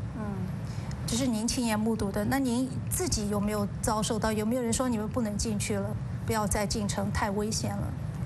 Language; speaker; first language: Chinese; native; Chinese